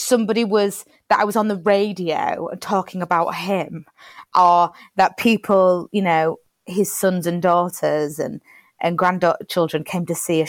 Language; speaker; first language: English; native; English